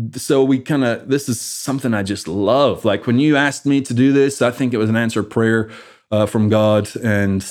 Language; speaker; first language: English; native; English